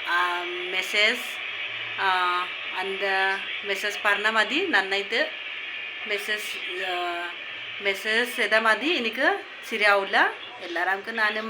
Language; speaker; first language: Malayalam; non-native, learner; Bodo